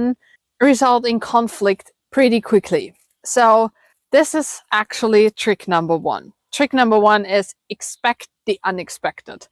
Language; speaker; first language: English; non-native, fluent; German